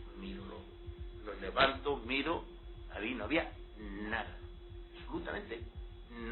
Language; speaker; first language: Spanish; native; Spanish